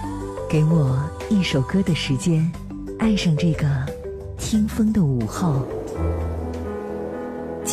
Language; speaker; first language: Chinese; native; Chinese